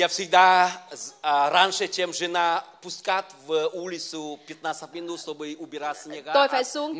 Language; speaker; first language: Russian; non-native, learner; Vietnamese